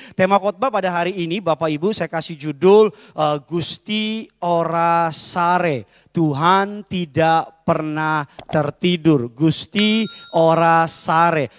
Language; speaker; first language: Indonesian; native; Indonesian